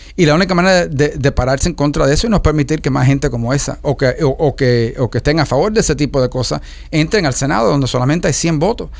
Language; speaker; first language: Spanish; early bilingual, heritage; Spanish